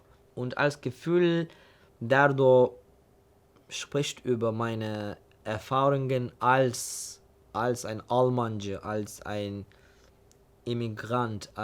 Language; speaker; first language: German; non-native, learner; Turkish